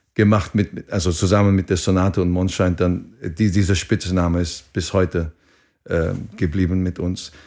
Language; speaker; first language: German; non-native, fluent; English